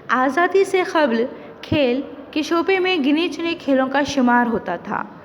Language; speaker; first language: Urdu; native; Urdu